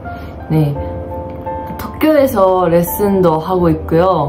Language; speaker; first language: Korean; non-native, fluent; Japanese